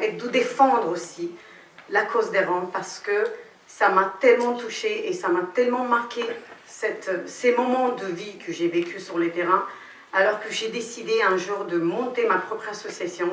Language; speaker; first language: French; non-native, fluent; Romany